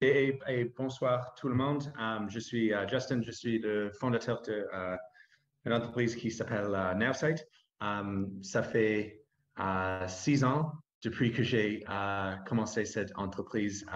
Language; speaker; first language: French; non-native, fluent; English